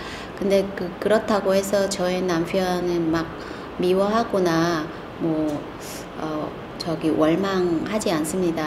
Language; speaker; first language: Korean; non-native, fluent; Vietnamese